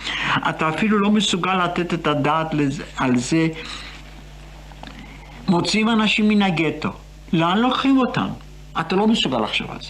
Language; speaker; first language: Hebrew; non-native, fluent; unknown